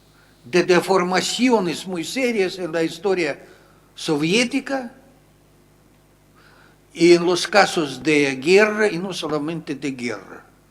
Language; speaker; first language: Spanish; non-native, fluent; Russian